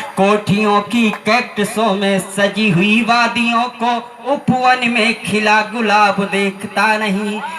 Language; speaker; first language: Hindi; native; Hindi